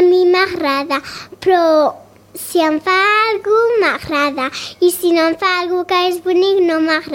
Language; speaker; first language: Catalan; non-native, local second language; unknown